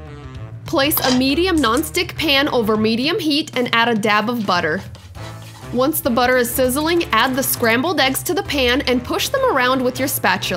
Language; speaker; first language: English; native; English